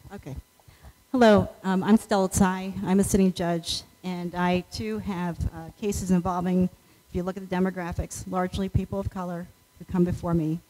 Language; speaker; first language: English; native; English